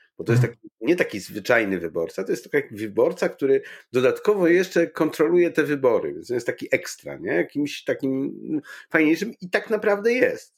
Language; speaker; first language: Polish; native; Polish